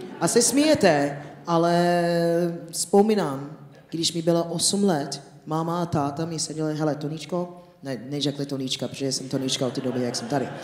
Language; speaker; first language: Czech; non-native, fluent; English